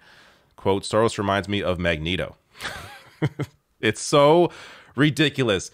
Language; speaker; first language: English; native; English